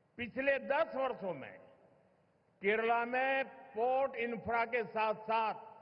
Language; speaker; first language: Hindi; native; Hindi